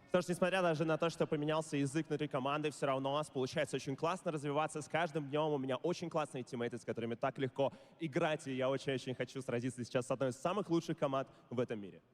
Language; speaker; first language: Russian; native; Russian